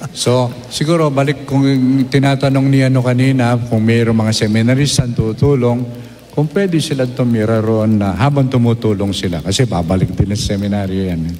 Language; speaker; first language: Filipino; non-native, local second language; Pampanga